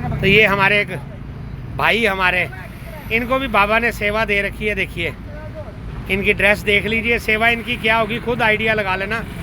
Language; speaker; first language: Hindi; non-native, local second language; Marathi